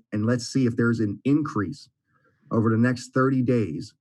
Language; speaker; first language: English; native; English